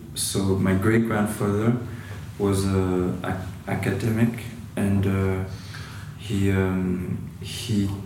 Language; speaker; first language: English; non-native, fluent; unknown